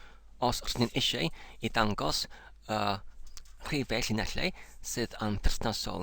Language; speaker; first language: Welsh; non-native, learner; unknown